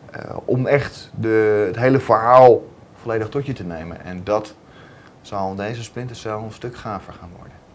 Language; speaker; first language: Dutch; native; Dutch